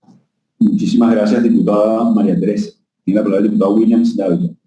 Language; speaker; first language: Spanish; native; Spanish